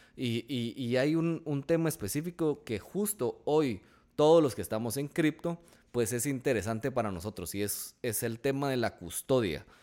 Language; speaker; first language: Spanish; native; Spanish